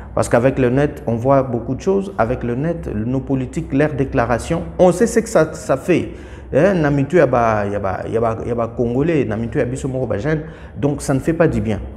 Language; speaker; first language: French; non-native, local second language; Lingala